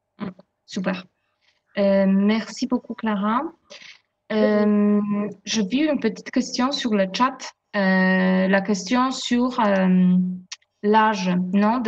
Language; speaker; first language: French; non-native, fluent; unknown